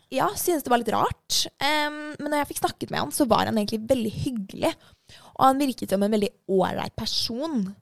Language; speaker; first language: Norwegian; native; Norwegian